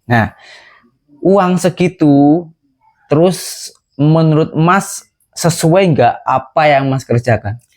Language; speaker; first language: Indonesian; native; Indonesian